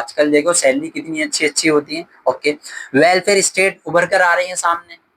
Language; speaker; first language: Hindi; native; Hindi